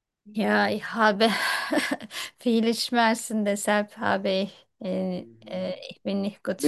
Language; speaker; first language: German; non-native, fluent; Turkish